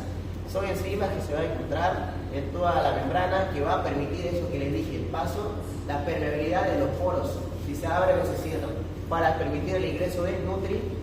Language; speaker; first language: Spanish; native; Spanish